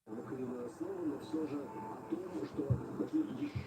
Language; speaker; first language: Russian; native; Russian